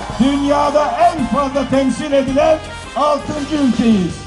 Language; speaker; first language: Turkish; native; Turkish